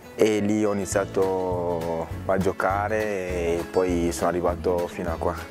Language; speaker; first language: Italian; early bilingual, other home language; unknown